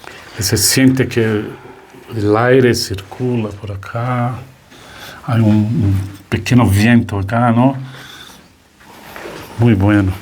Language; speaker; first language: Spanish; non-native, learner; Portuguese